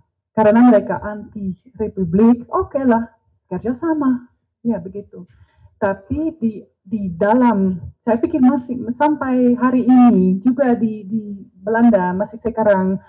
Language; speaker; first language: Indonesian; non-native, learner; Dutch